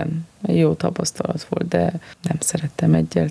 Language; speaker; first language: Hungarian; non-native, local second language; Romanian